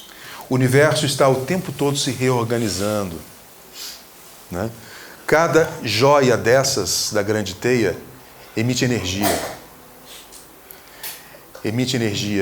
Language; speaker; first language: Portuguese; native; Portuguese